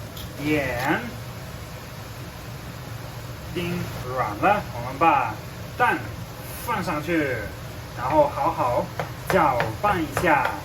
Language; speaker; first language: Chinese; non-native, fluent; German